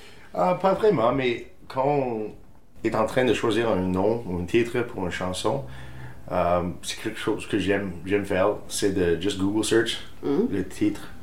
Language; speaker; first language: French; non-native, fluent; English